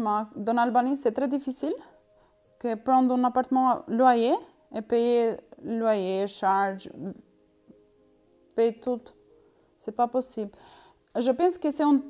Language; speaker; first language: French; non-native, learner; Albanian